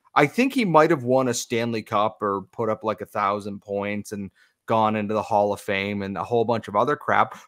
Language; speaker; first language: English; native; English